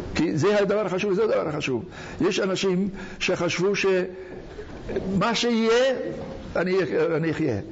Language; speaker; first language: Hebrew; non-native, fluent; Hungarian